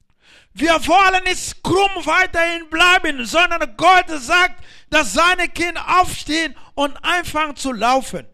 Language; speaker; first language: German; non-native, learner; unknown